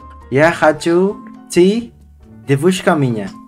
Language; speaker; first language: Russian; non-native, learner; Indonesian